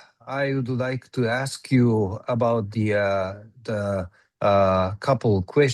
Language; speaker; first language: English; non-native, learner; Japanese